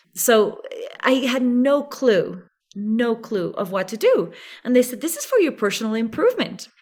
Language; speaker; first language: English; non-native, fluent; Spanish